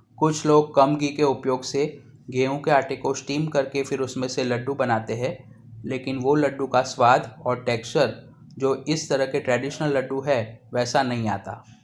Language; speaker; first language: Hindi; non-native, local second language; Gujarati